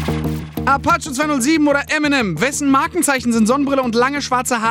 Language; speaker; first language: German; native; German